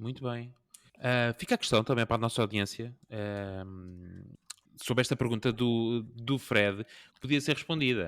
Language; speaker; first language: Portuguese; native; Portuguese